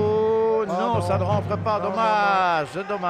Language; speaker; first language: French; native; French